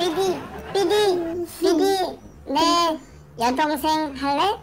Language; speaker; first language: Korean; non-native, learner; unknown